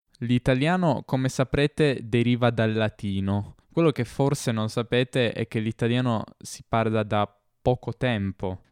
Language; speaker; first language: Italian; native; Italian